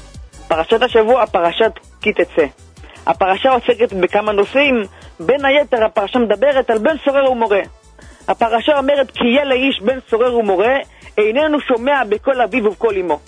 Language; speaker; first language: Hebrew; native; Hebrew